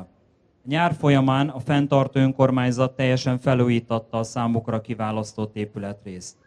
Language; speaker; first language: Hungarian; native; Hungarian